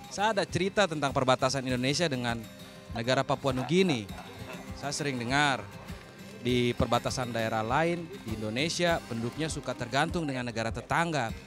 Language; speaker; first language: Indonesian; native; Indonesian